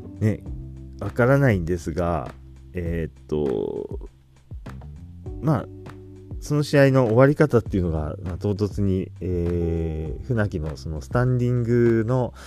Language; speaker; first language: Japanese; native; Japanese